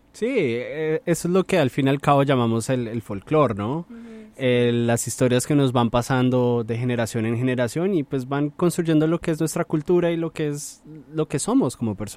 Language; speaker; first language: Spanish; native; Spanish